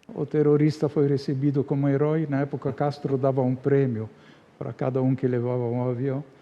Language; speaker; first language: Portuguese; non-native, fluent; Arabic